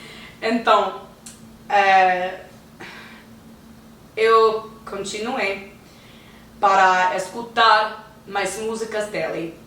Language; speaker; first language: Portuguese; non-native, learner; English